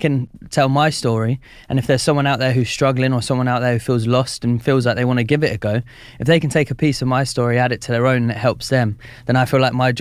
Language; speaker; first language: English; native; English